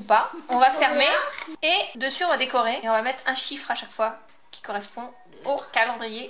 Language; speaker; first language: French; native; French